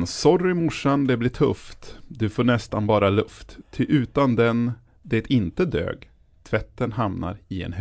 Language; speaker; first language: Swedish; native; Swedish